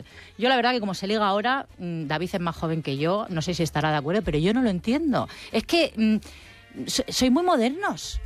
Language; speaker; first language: Spanish; native; Spanish